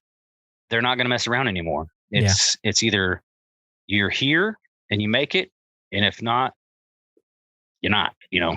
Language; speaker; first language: English; native; English